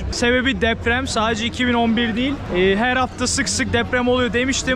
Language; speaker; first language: Turkish; native; Turkish